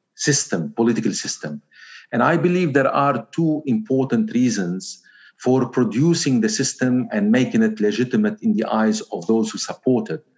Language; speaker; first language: English; non-native, fluent; Arabic